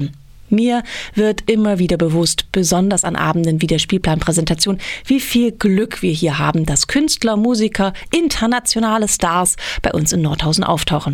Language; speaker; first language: German; native; German